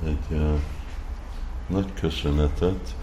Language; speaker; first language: Hungarian; non-native, fluent; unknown